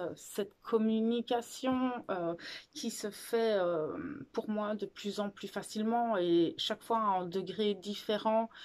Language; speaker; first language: French; native; French